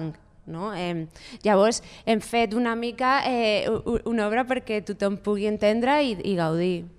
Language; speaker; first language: Catalan; non-native, fluent; Spanish